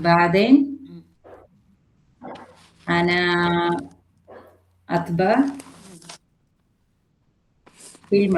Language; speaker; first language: Arabic; non-native, learner; Malayalam